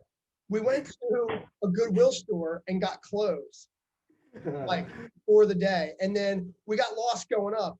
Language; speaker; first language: English; native; English